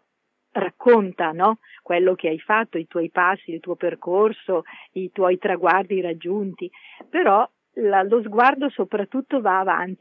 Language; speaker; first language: Italian; native; Italian